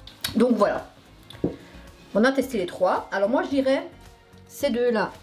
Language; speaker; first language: French; native; French